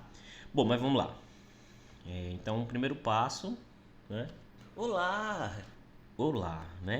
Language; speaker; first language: Portuguese; native; Portuguese